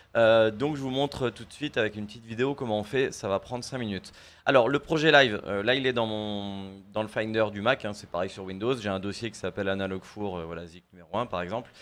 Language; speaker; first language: French; native; French